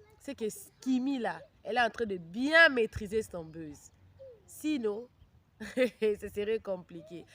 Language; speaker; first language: French; non-native, local second language; Lingala